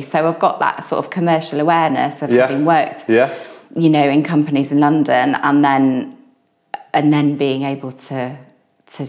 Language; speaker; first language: English; native; English